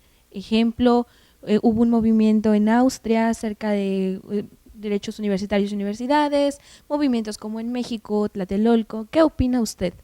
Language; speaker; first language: Spanish; native; Spanish